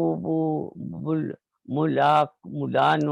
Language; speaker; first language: Arabic; non-native, learner; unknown